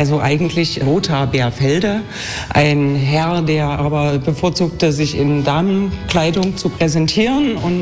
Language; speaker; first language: German; native; German